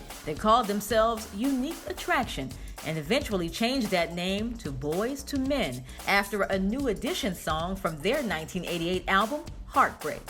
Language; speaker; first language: English; native; English